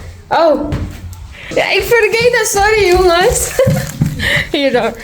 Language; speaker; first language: Dutch; non-native, fluent; Filipino